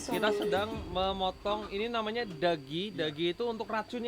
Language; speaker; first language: Indonesian; native; Indonesian